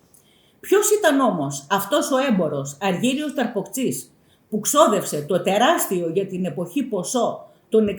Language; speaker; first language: Greek; native; Greek